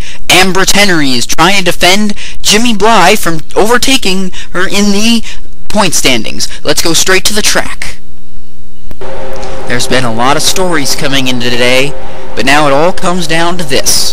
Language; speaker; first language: English; native; English